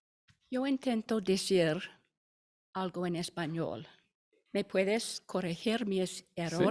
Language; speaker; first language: Spanish; non-native, learner; English